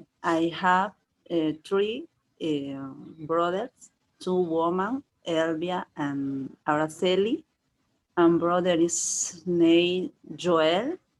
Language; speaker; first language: English; non-native, fluent; Spanish